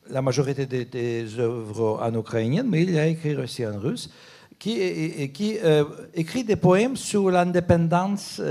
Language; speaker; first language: French; non-native, fluent; Ukrainian